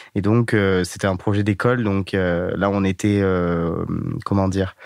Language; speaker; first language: French; native; French